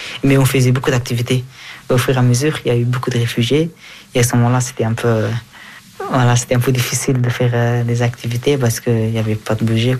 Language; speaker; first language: French; early bilingual, other home language; Persian